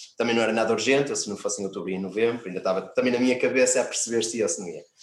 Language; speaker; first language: Portuguese; native; Portuguese